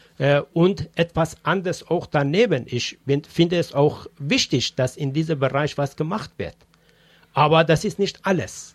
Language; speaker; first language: German; non-native, fluent; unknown